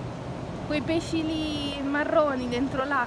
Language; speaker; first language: Italian; native; Italian